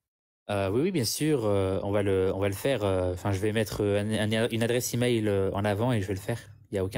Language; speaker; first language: French; native; French